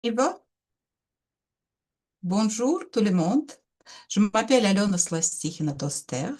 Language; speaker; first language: French; non-native, learner; Russian